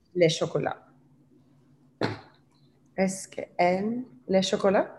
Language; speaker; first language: French; non-native, learner; English